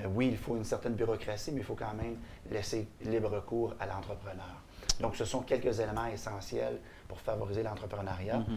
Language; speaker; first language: French; native; French